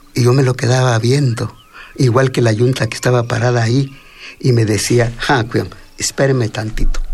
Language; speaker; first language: Spanish; non-native, local second language; Mixtepec Mixtec